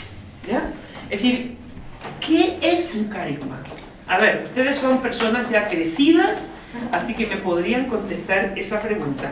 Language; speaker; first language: Spanish; native; Spanish